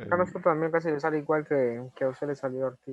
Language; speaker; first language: Spanish; native; Spanish